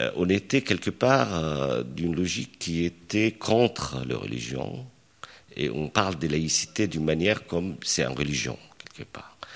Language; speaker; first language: French; non-native, local second language; Arabic